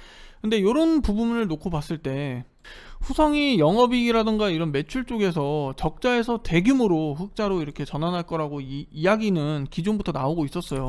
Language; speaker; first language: Korean; native; Korean